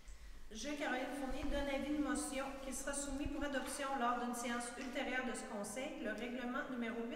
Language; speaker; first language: French; native; French